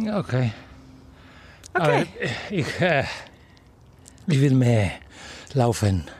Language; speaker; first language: German; non-native, learner; Spanish